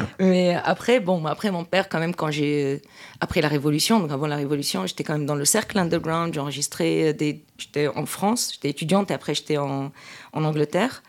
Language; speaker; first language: French; non-native, local second language; Arabic